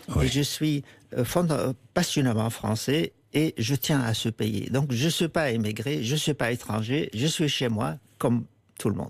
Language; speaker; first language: French; non-native, fluent; Arabic